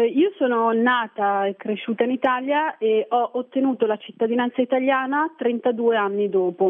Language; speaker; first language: Italian; early bilingual, other home language; Arabic